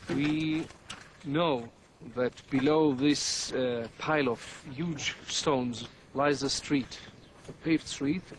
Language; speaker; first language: English; non-native, fluent; Hebrew